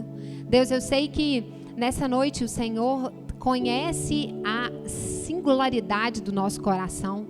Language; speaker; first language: Portuguese; native; Portuguese